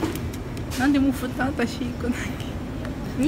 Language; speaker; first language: Japanese; non-native, learner; Portuguese